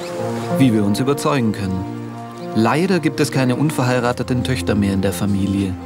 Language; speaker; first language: German; native; German